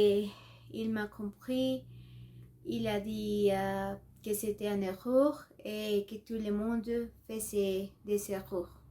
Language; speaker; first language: French; non-native, learner; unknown